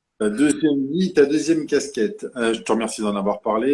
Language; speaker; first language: French; native; French